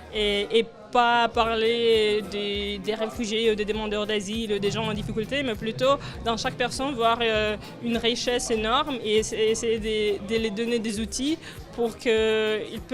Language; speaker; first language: French; non-native, learner; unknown